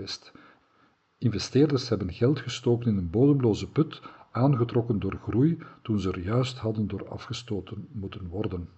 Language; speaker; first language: Dutch; native; Dutch